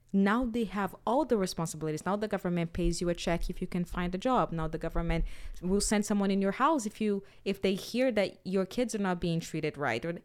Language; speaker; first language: English; non-native, fluent; Portuguese